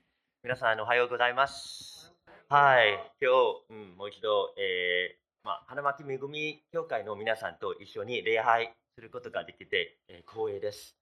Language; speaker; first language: Japanese; non-native, fluent; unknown